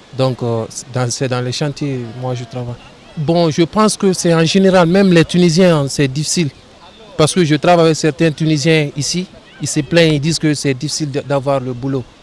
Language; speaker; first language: French; non-native, local second language; Fula